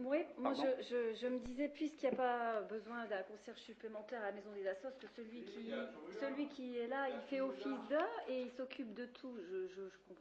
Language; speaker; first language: French; native; French